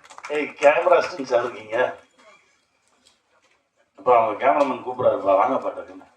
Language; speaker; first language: Tamil; native; Tamil